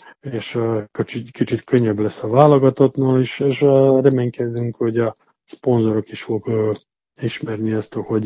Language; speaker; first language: Hungarian; non-native, fluent; Serbian